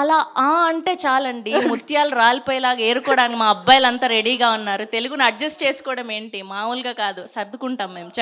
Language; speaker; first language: Telugu; native; Telugu